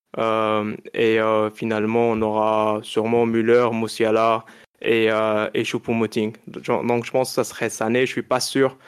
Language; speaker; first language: French; non-native, local second language; Arabic